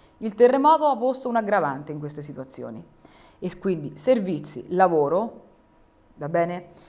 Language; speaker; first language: Italian; native; Italian